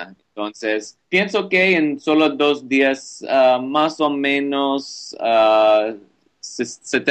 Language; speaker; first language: Spanish; non-native, learner; English